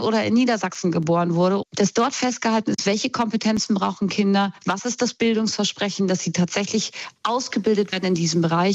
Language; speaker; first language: German; native; German